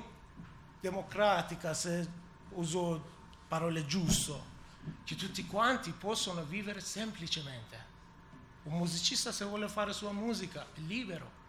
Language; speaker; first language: Italian; non-native, learner; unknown